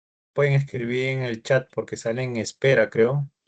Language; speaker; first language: Spanish; native; Spanish